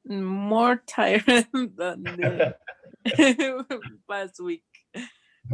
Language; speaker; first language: English; non-native, learner; Spanish